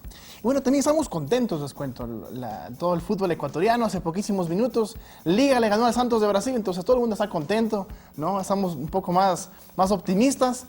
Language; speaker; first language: Spanish; native; Spanish